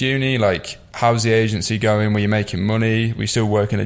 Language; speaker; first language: English; native; English